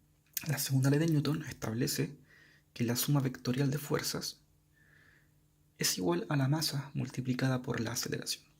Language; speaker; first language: Spanish; native; Spanish